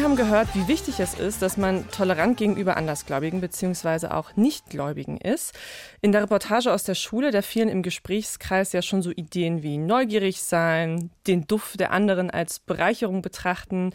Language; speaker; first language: German; native; German